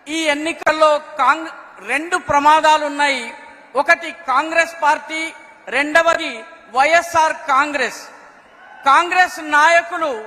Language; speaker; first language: Telugu; native; Telugu